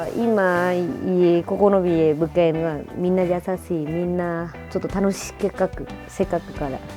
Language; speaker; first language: Japanese; non-native, learner; Vietnamese